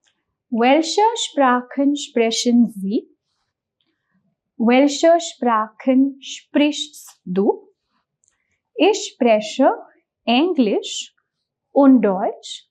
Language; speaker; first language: German; non-native, fluent; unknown